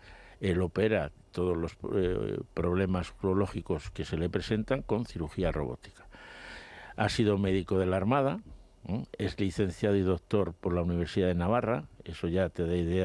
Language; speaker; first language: Spanish; native; Spanish